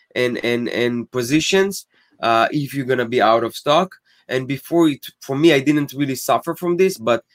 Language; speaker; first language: English; non-native, fluent; Hebrew